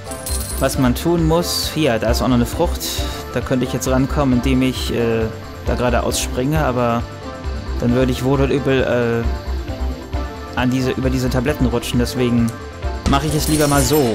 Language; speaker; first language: German; native; German